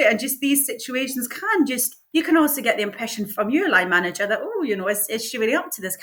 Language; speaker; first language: English; native; English